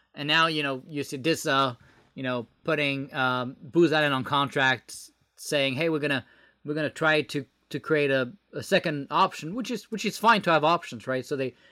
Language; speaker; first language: English; non-native, fluent; French